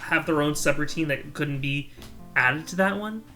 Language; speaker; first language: English; native; English